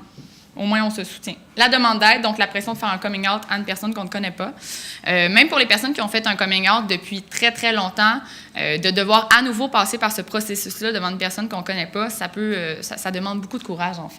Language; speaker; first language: French; native; French